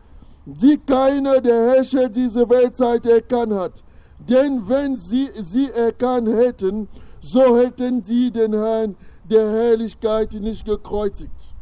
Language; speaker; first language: German; non-native, fluent; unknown